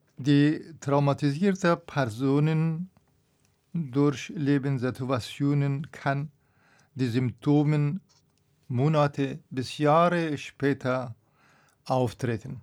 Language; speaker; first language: German; non-native, fluent; Persian